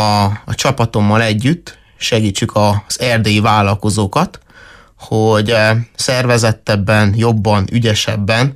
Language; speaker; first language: Hungarian; native; Hungarian